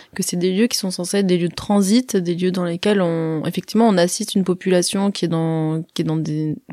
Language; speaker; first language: French; early bilingual, other home language; Arabic